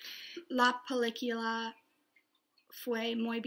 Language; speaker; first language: Spanish; non-native, learner; English